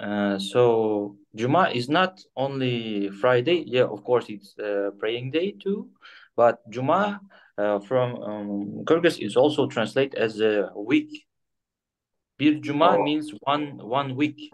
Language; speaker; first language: English; non-native, fluent; Kyrgyz